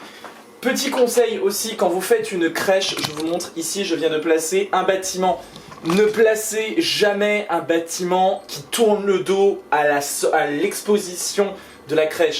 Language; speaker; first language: French; native; French